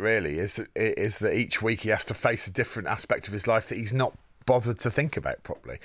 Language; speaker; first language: English; native; English